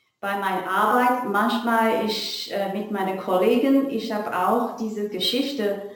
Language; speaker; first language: German; non-native, learner; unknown